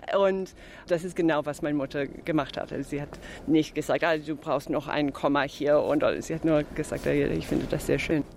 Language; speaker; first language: German; non-native, fluent; English